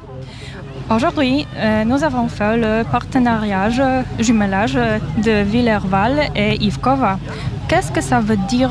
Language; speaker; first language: French; non-native, fluent; Polish